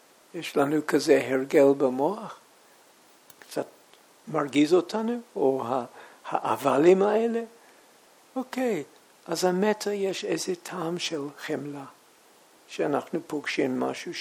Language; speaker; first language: Hebrew; non-native, fluent; English